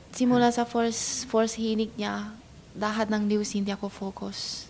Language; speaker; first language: Filipino; non-native, learner; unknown